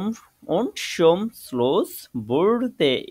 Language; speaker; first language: German; non-native, fluent; Bangla